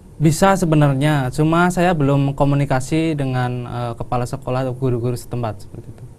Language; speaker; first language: Indonesian; non-native, local second language; Javanese